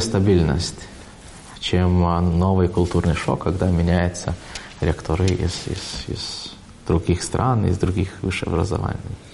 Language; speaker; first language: Russian; non-native, fluent; Lithuanian